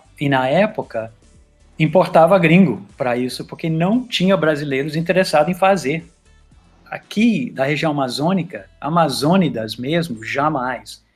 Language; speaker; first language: Portuguese; non-native, fluent; English